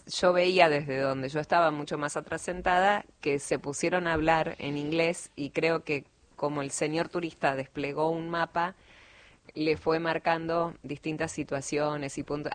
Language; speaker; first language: Spanish; native; Spanish